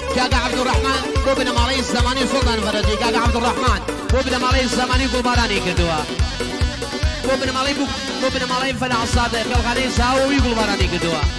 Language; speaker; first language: Central Kurdish; non-native, local second language; Gurani